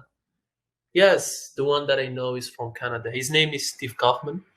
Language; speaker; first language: English; non-native, fluent; Arabic